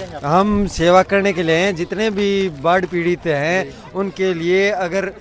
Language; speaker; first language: Hindi; native; Hindi